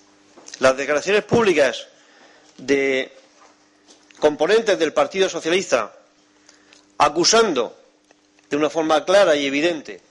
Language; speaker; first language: Spanish; native; Spanish